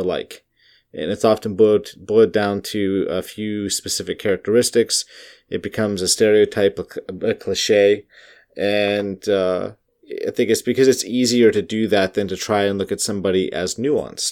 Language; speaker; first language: English; native; English